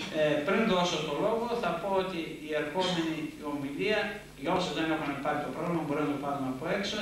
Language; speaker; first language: Greek; native; Greek